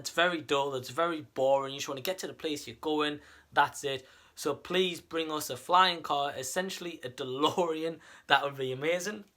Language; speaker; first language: English; native; English